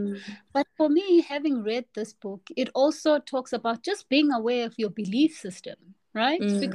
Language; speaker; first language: English; non-native, local second language; Xhosa